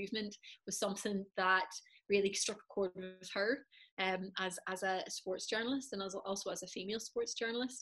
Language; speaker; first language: English; native; English